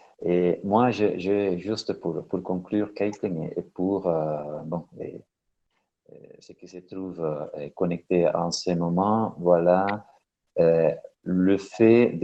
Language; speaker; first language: French; non-native, fluent; Spanish